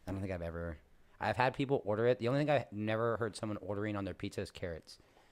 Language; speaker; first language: English; native; English